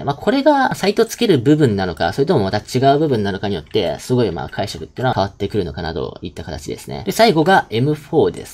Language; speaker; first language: Japanese; native; Japanese